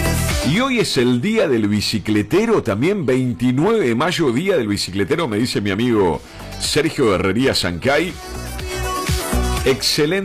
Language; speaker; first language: Spanish; native; Spanish